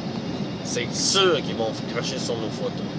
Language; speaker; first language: French; native; French